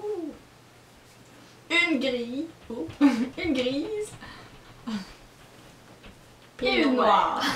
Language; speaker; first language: French; native; French